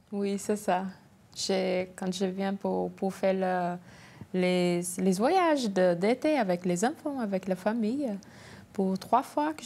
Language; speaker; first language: French; non-native, learner; Portuguese